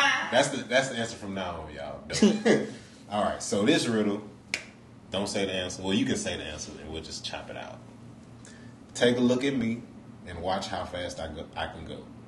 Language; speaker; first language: English; native; English